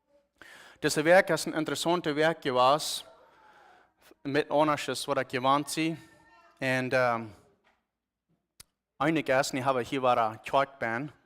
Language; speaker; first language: German; non-native, learner; Plautdietsch